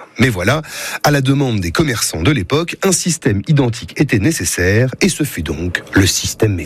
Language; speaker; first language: French; native; French